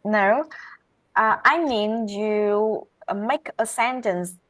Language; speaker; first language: English; non-native, learner; Vietnamese